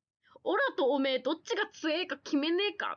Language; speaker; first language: Japanese; native; Japanese